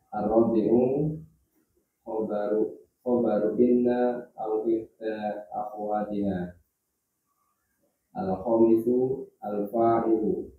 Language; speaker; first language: Arabic; non-native, learner; Indonesian